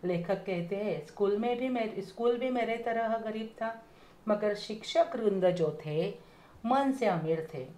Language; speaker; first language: Hindi; non-native, local second language; Marathi